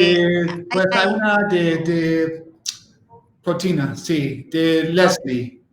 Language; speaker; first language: Spanish; non-native, learner; English